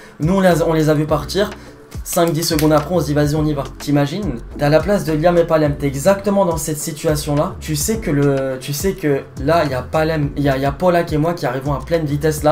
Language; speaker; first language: French; native; French